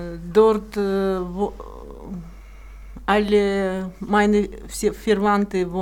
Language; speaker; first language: German; non-native, learner; Russian